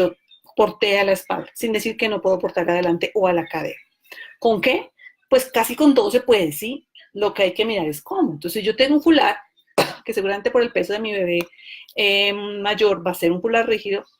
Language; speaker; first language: Spanish; native; Spanish